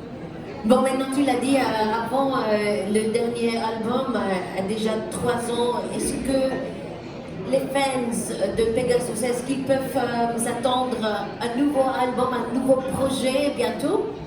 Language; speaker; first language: French; non-native, local second language; German